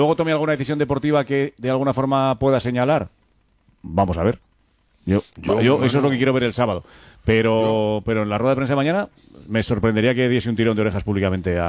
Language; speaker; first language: Spanish; native; Spanish